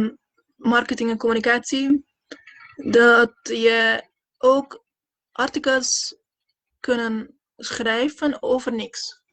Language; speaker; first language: Dutch; non-native, fluent; Hungarian